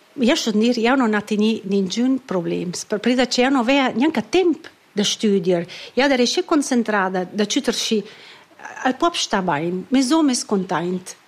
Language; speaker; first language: Italian; non-native, local second language; Romansh